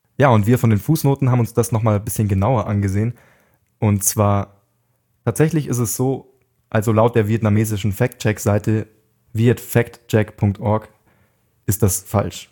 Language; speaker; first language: German; native; German